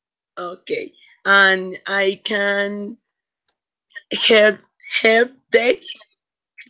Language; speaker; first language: English; non-native, learner; Spanish